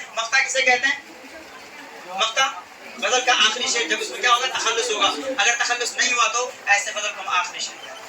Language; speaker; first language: Urdu; native; Urdu